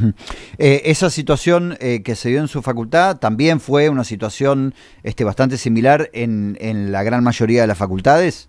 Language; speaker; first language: Spanish; native; Spanish